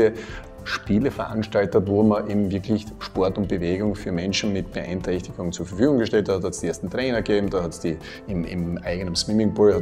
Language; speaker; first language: German; native; German